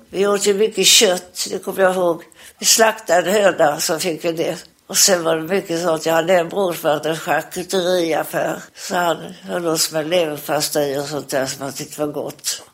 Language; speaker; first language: Swedish; native; Swedish